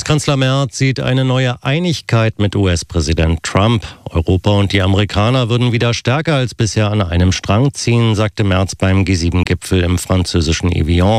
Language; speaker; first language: German; native; German